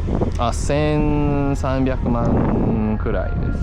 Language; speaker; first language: Japanese; non-native, learner; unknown